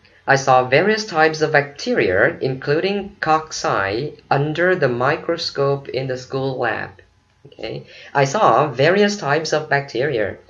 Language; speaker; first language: English; non-native, fluent; Vietnamese